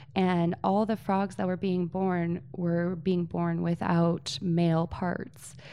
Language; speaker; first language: English; early bilingual, other home language; Polish